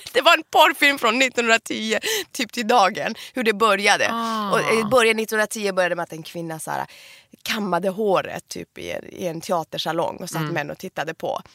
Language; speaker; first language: Swedish; early bilingual, other home language; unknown